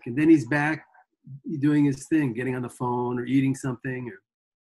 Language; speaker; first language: English; native; English